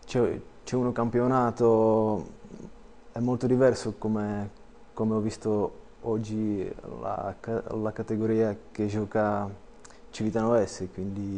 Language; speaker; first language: Italian; non-native, learner; Czech